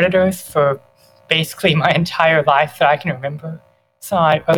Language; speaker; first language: English; native; English